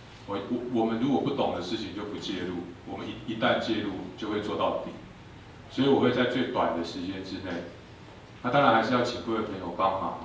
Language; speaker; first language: Chinese; native; Chinese